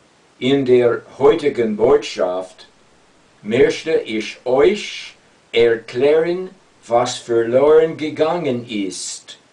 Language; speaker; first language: German; non-native, fluent; English